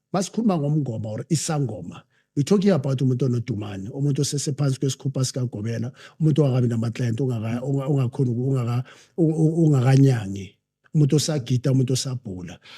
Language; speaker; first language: Zulu; non-native, local second language; Southern Sotho